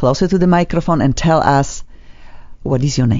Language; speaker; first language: English; non-native, fluent; Polish